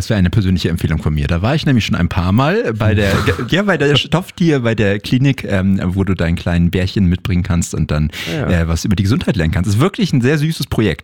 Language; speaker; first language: German; native; German